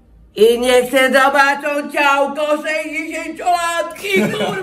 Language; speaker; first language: Polish; native; Polish